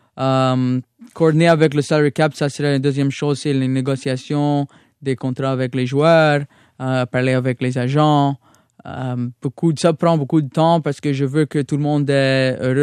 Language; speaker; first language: French; non-native, local second language; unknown